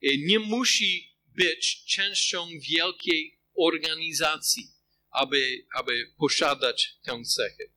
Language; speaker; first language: Polish; non-native, fluent; English